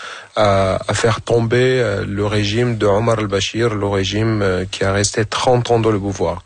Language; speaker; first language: French; non-native, fluent; Arabic